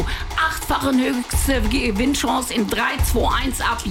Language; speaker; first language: German; native; German